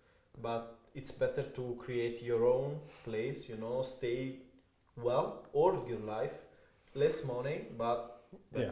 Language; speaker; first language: English; non-native, fluent; Italian